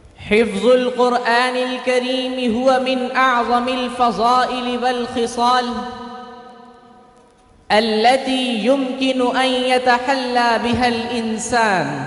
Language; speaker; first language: Arabic; non-native, learner; Urdu